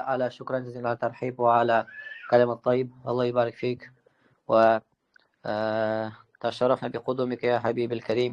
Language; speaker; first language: Arabic; non-native, fluent; Uzbek